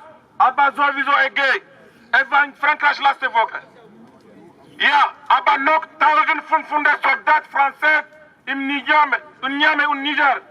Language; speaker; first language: German; non-native, learner; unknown